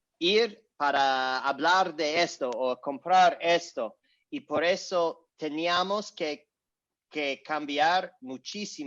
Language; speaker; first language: Spanish; non-native, learner; English